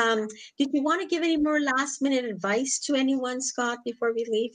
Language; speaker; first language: English; native; English